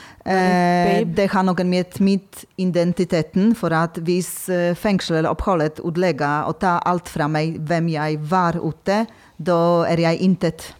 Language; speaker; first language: Norwegian; non-native, fluent; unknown